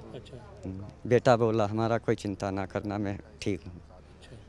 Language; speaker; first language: Hindi; native; Hindi